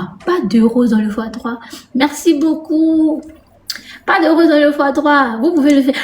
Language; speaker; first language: French; native; French